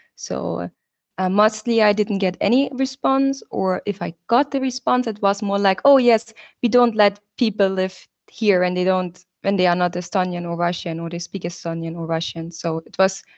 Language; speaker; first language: English; non-native, fluent; German